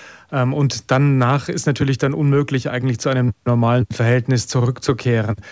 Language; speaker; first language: German; native; German